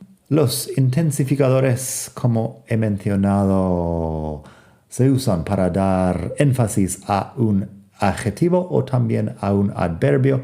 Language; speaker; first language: Spanish; non-native, fluent; English